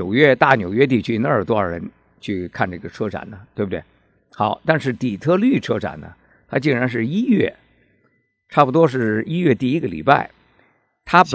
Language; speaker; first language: Chinese; native; Chinese